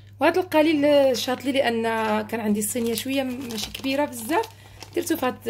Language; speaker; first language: Arabic; native; Arabic